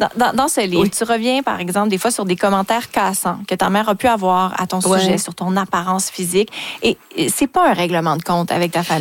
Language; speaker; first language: French; native; French